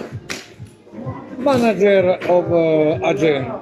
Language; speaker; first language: English; non-native, learner; Italian